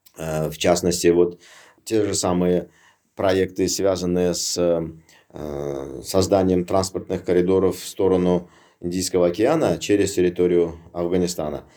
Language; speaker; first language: Russian; non-native, local second language; Uzbek